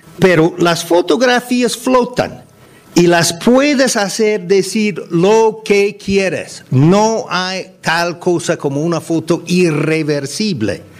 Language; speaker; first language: Spanish; non-native, fluent; English